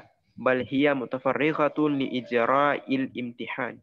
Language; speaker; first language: Arabic; non-native, learner; Indonesian